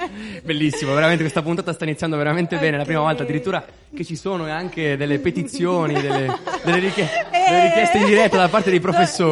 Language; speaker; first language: Italian; native; Italian